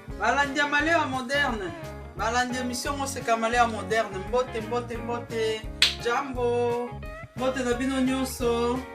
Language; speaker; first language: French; non-native, local second language; Lingala